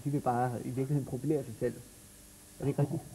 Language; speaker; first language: Danish; native; Danish